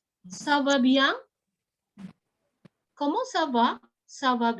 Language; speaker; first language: French; non-native, fluent; Indonesian